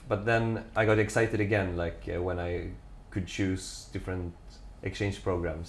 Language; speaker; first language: English; non-native, fluent; Swedish